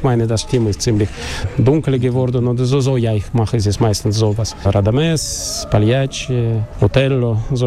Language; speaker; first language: German; non-native, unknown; Russian